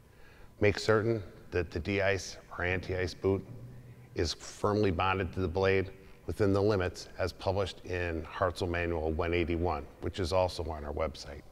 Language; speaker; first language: English; native; English